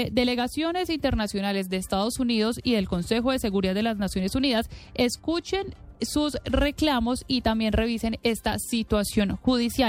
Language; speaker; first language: Spanish; native; Spanish